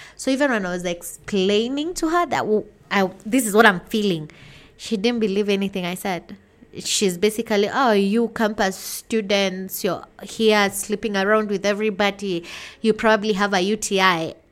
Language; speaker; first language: English; non-native, local second language; Kikuyu